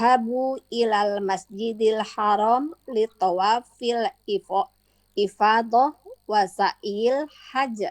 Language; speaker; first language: Arabic; non-native, learner; Indonesian